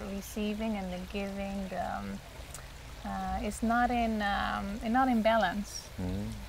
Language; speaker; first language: English; non-native, fluent; Dutch